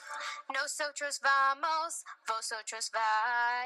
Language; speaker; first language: Spanish; non-native, learner; English